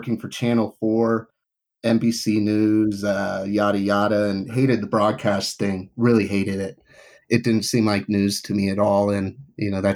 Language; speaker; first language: English; native; English